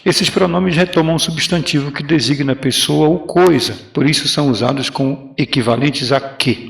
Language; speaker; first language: Portuguese; native; Portuguese